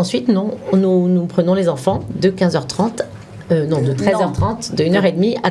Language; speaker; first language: French; native; French